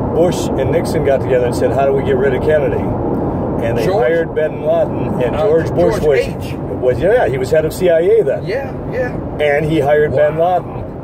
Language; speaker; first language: English; native; English